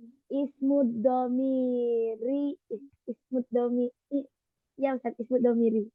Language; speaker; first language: Arabic; non-native, learner; Indonesian